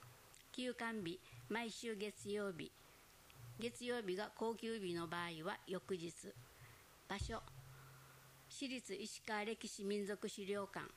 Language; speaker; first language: Japanese; native; Japanese